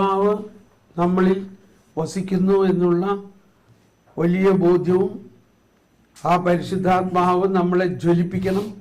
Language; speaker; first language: Malayalam; native; Malayalam